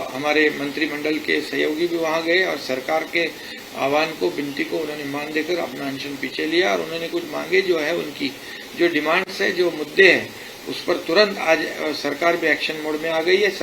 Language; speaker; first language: Hindi; non-native, local second language; Marathi